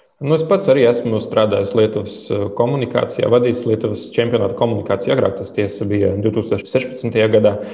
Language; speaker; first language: Latvian; early bilingual, other home language; Lithuanian